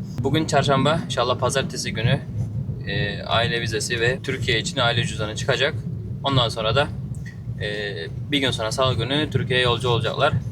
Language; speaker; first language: Turkish; native; Turkish